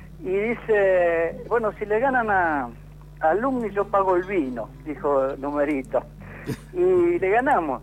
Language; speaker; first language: Spanish; native; Spanish